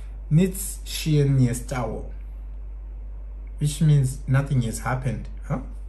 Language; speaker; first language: Polish; non-native, learner; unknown